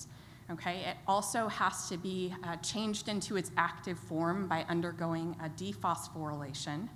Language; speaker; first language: English; native; English